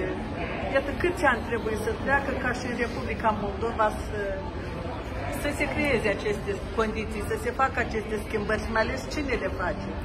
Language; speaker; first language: Romanian; native; Romanian